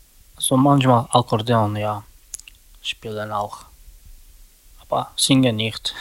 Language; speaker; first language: German; non-native, learner; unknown